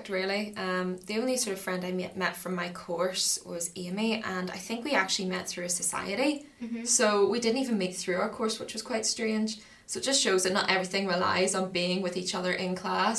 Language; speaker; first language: English; native; English